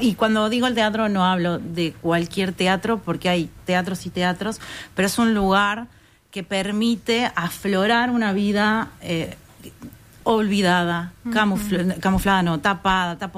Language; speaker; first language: Spanish; native; Spanish